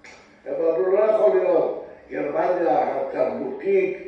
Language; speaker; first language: Hebrew; non-native, fluent; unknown